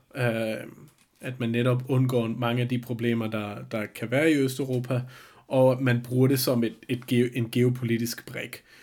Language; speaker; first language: Danish; native; Danish